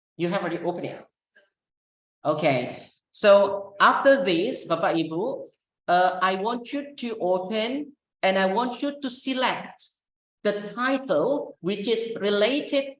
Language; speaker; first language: English; non-native, fluent; Indonesian